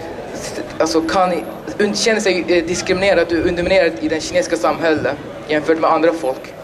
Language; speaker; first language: Swedish; non-native, learner; Uyghur